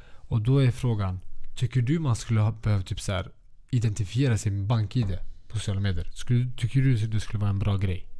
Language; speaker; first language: Swedish; early bilingual, other home language; Kurdish